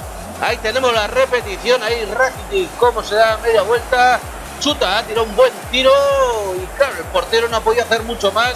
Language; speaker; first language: Spanish; native; Spanish